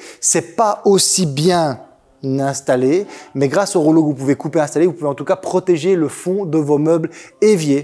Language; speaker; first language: French; native; French